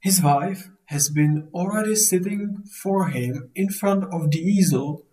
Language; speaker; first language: English; non-native, fluent; Czech